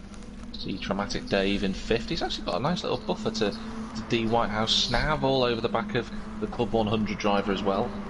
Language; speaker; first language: English; native; English